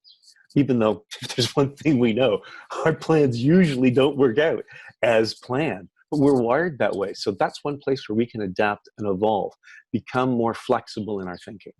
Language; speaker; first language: English; native; English